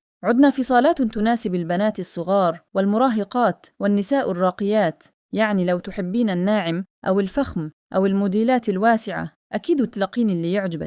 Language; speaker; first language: Arabic; native; Arabic